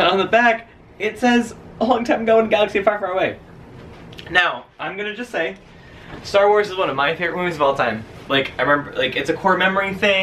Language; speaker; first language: English; native; English